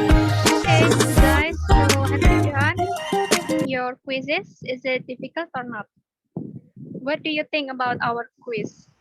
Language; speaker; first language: English; non-native, learner; Indonesian